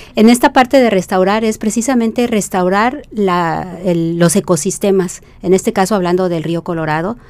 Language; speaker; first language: Spanish; native; Spanish